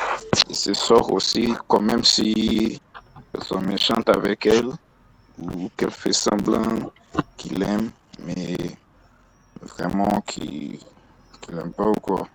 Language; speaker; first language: French; non-native, learner; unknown